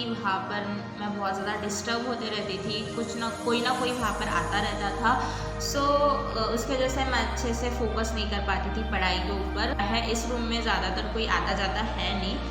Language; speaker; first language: Hindi; non-native, local second language; Marathi